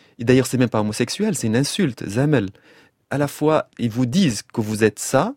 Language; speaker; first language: French; non-native, local second language; Arabic